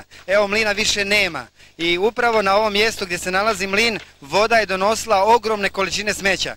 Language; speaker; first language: Bosnian; native; Bosnian